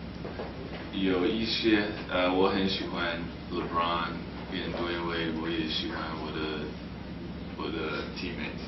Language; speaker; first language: Chinese; early bilingual, heritage; Chinese